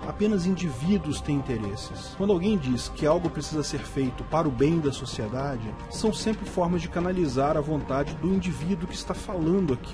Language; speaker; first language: Portuguese; native; Portuguese